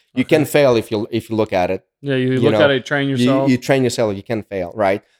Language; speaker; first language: English; early bilingual, other home language; Ukrainian